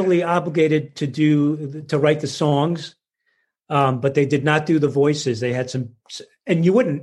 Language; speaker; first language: English; native; English